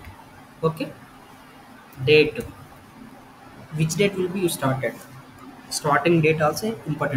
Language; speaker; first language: English; non-native, learner; Telugu